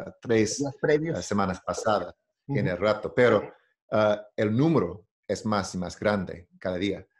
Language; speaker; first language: Spanish; non-native, learner; English